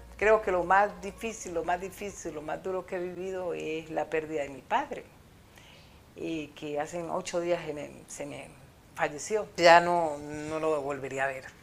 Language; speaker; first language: Spanish; native; Spanish